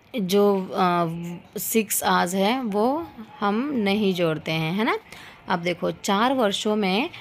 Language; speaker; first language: Hindi; native; Hindi